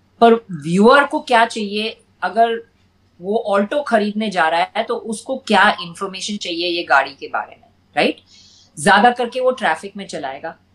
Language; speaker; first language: Hindi; non-native, local second language; English